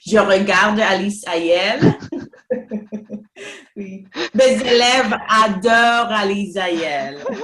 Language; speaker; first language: French; non-native, fluent; Spanish